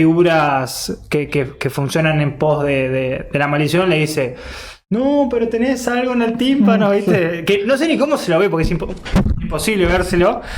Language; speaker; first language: Spanish; native; Spanish